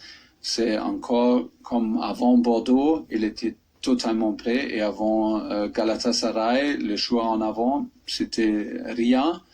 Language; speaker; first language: French; non-native, fluent; German